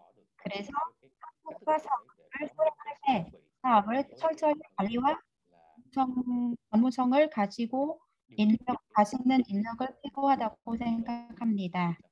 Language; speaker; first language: Korean; non-native, fluent; Vietnamese